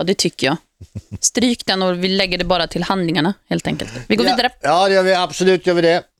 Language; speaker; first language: Swedish; native; Swedish